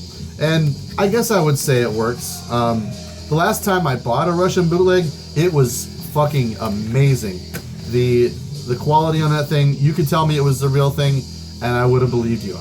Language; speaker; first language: English; native; English